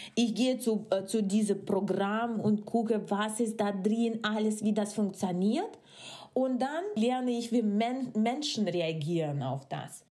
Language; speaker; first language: German; non-native, fluent; Russian